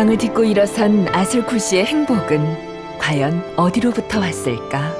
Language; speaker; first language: Korean; native; Korean